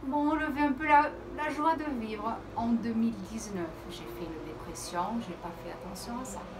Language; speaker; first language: French; early bilingual, heritage; Portuguese